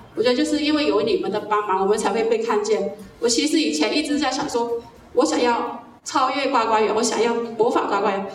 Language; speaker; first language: Chinese; native; Chinese